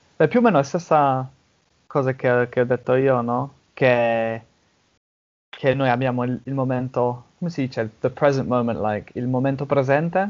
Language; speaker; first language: Italian; non-native, learner; English